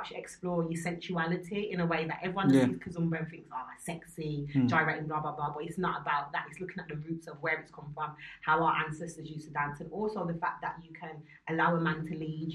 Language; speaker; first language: English; native; English